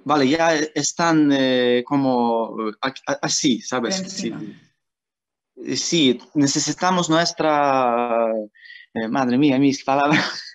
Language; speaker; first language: Spanish; non-native, learner; Ukrainian